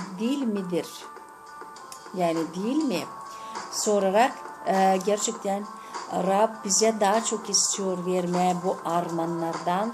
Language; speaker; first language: Turkish; non-native, fluent; Gagauz